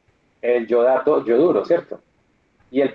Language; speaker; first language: Spanish; native; Spanish